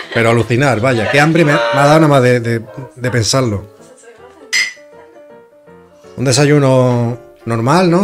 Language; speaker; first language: Spanish; native; Spanish